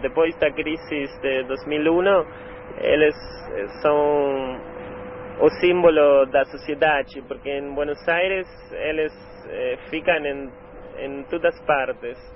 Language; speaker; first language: Portuguese; non-native, learner; Spanish